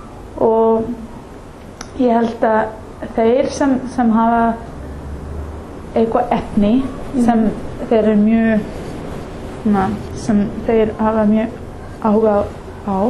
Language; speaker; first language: Icelandic; non-native, learner; English